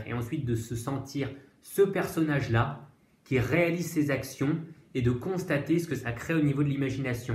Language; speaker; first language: French; native; French